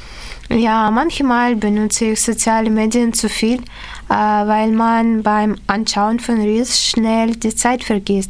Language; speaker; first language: German; non-native, fluent; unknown